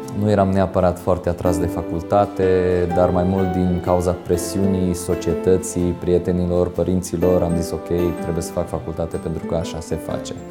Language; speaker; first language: Romanian; non-native, local second language; Hungarian